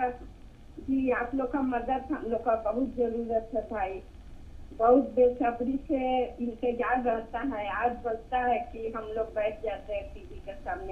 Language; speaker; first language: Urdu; non-native, local second language; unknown